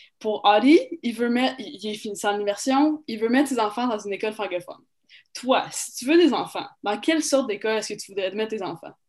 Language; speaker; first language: French; native; French